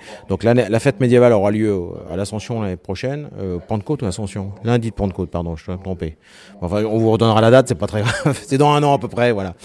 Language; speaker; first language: French; native; French